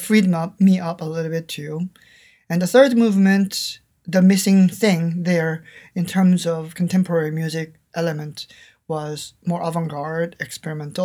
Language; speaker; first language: English; non-native, fluent; Korean